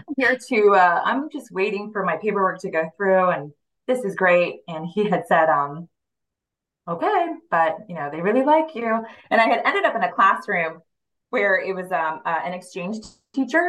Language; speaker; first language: English; early bilingual, other home language; Spanish